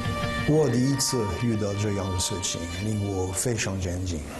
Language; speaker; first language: Chinese; non-native, fluent; French